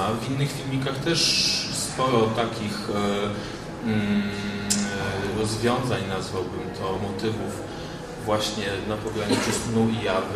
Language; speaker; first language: Polish; native; Polish